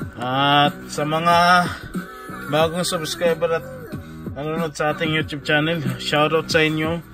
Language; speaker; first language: Filipino; native; Filipino